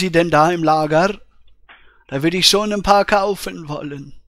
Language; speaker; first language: German; native; German